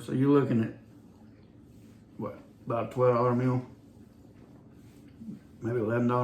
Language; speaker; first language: English; native; English